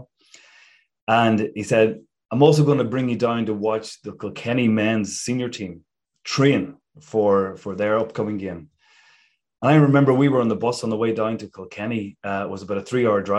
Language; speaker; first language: English; native; English